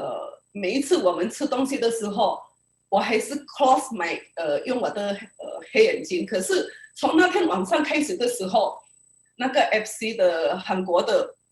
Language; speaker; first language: Chinese; early bilingual, heritage; Indonesian